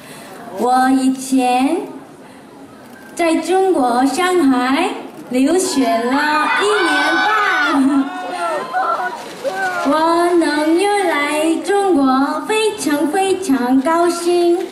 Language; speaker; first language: Chinese; non-native, learner; Korean